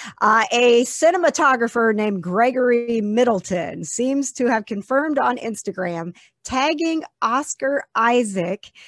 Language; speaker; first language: English; native; English